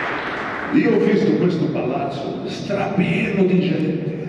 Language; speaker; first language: Italian; non-native, fluent; Portuguese